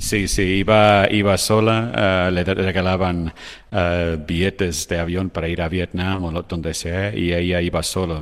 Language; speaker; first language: Spanish; non-native, fluent; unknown